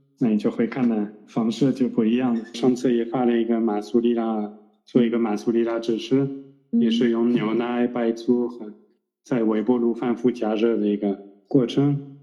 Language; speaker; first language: Chinese; non-native, fluent; French